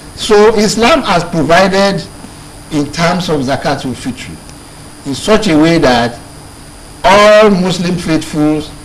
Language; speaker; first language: English; non-native, local second language; Yoruba